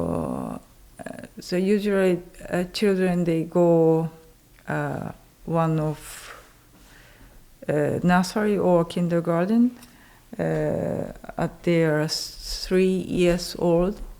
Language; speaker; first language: English; non-native, learner; Japanese